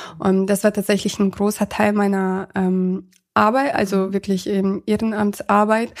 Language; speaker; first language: German; early bilingual, other home language; Russian